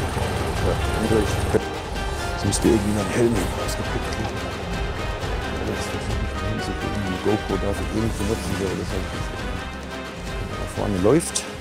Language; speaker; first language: German; native; German